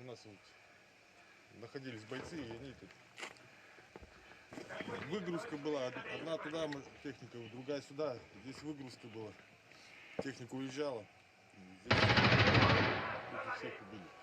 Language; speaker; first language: Russian; native; Russian